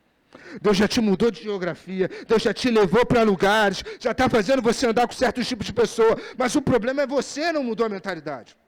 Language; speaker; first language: Portuguese; native; Portuguese